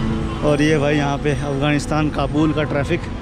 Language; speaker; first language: Hindi; native; Hindi